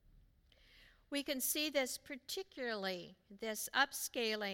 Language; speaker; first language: English; native; English